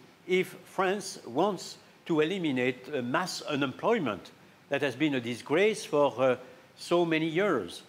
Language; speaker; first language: English; non-native, fluent; French